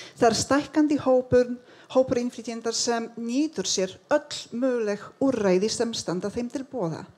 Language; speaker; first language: Icelandic; non-native, fluent; Polish